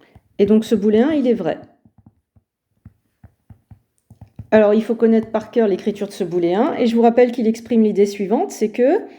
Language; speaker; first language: French; native; French